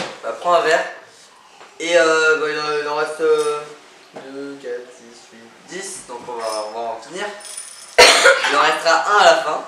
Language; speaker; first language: French; native; French